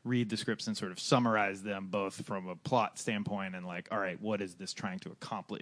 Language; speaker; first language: English; native; English